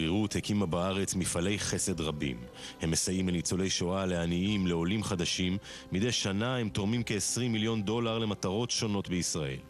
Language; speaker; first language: Hebrew; native; Hebrew